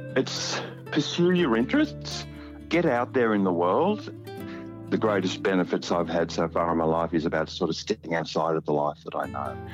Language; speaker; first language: English; native; English